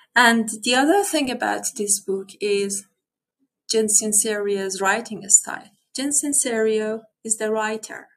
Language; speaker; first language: English; non-native, fluent; Persian